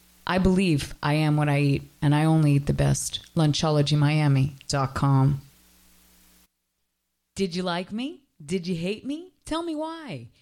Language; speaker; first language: English; early bilingual, other home language; Spanish